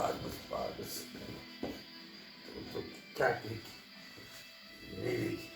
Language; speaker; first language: Indonesian; non-native, learner; Italian